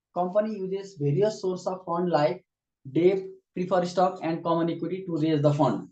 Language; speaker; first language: English; non-native, local second language; Nepali